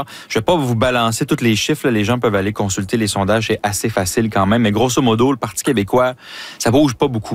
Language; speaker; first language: French; native; French